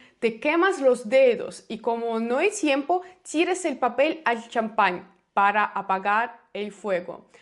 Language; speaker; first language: Spanish; non-native, fluent; Russian